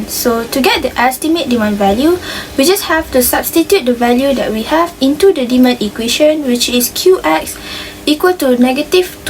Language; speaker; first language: English; non-native, local second language; Malay